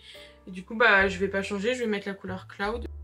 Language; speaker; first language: French; native; French